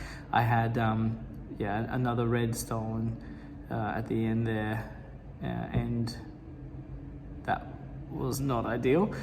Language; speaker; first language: English; native; English